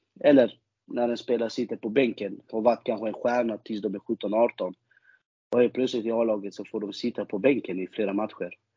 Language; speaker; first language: Swedish; early bilingual, other home language; Albanian